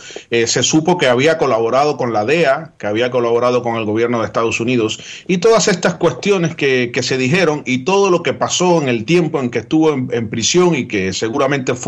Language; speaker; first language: Spanish; native; Spanish